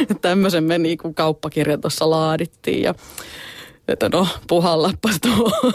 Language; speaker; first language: Finnish; native; Finnish